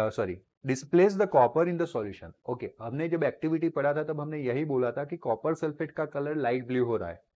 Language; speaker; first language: Hindi; non-native, local second language; Gujarati